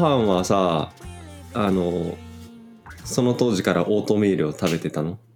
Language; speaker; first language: Japanese; native; Japanese